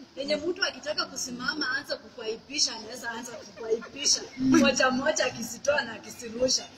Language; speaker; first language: Swahili; non-native, local second language; Luyia